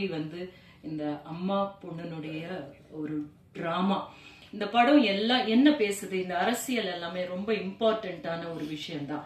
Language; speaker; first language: Tamil; native; Tamil